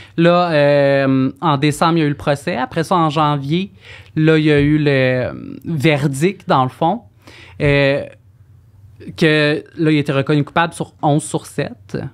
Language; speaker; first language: French; native; French